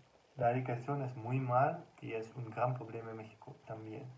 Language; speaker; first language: Spanish; non-native, learner; Dutch